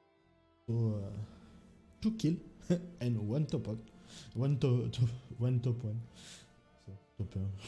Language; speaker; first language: English; non-native, learner; French